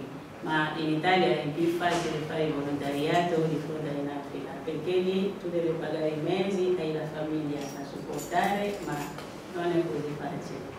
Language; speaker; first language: Italian; non-native, fluent; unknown